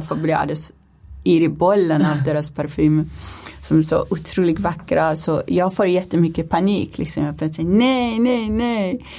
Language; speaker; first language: Swedish; non-native, fluent; Persian